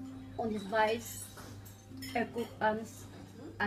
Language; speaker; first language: German; non-native, learner; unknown